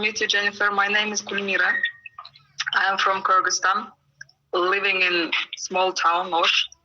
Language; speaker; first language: English; non-native, learner; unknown